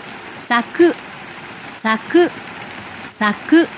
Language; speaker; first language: Japanese; non-native, learner; Chinese